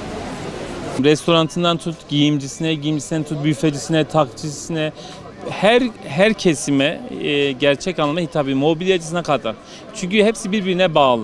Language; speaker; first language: Turkish; native; Turkish